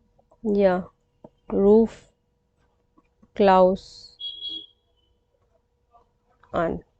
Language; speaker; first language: German; non-native, fluent; Hindi